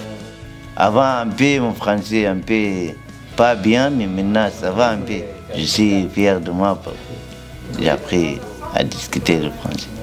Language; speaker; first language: French; non-native, learner; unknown